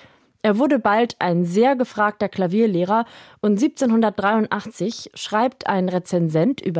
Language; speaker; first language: German; native; German